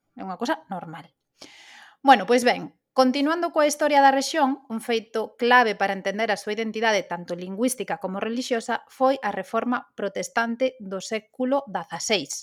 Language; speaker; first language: Galician; native; Galician